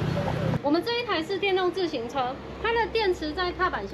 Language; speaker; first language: Chinese; native; Chinese